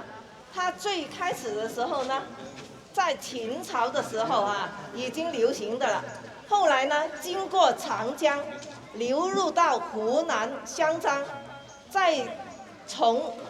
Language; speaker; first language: Chinese; native; Chinese